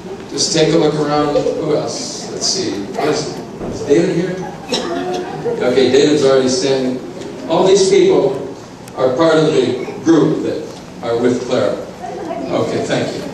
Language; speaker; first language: English; native; English